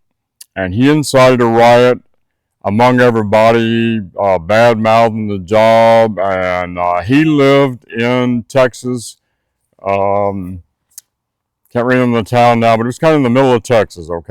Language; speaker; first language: English; native; English